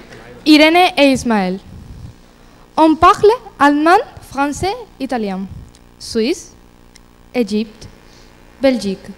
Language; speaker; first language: French; non-native, learner; Spanish